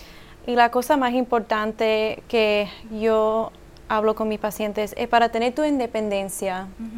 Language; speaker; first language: Spanish; early bilingual, heritage; English